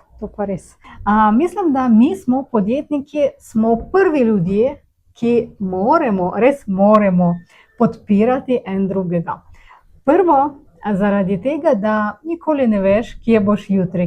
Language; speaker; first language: Slovenian; non-native, learner; Russian